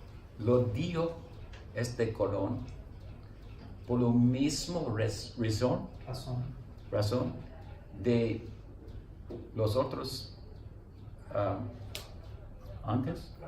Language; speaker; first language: Spanish; non-native, learner; English